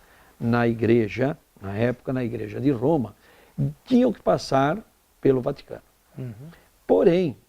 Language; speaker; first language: Portuguese; native; Portuguese